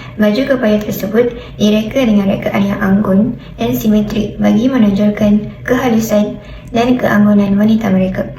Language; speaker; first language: Malay; native; Malay